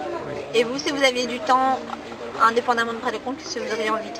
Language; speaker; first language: French; native; French